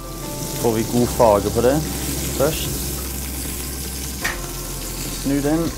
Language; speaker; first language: Norwegian; non-native, fluent; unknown